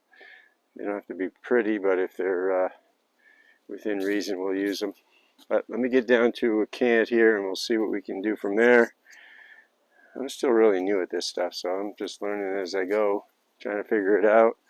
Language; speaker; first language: English; native; English